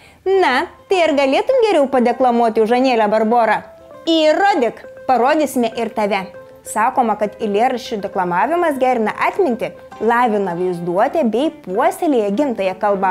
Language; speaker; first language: Lithuanian; native; Lithuanian